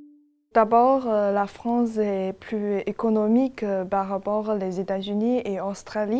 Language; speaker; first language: French; non-native, learner; Chinese